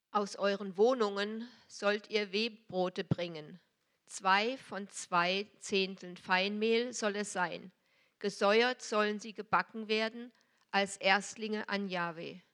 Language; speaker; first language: German; native; German